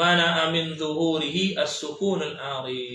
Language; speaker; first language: Arabic; non-native, fluent; Malay